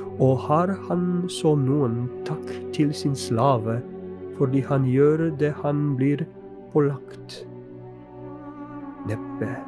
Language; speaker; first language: Norwegian; non-native, fluent; Polish